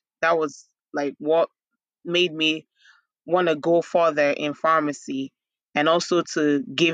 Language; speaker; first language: English; non-native, local second language; Igbo